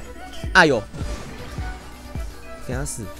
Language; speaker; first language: Chinese; native; Chinese